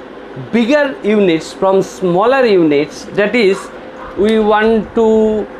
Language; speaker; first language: English; non-native, local second language; Bangla